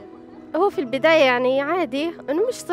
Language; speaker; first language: Arabic; native; Arabic